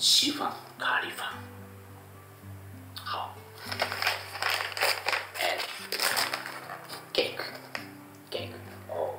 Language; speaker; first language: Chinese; non-native, learner; Japanese